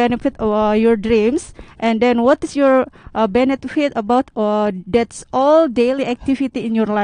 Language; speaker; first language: English; non-native, learner; Indonesian